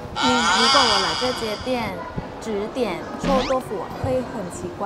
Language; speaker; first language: Chinese; non-native, learner; Thai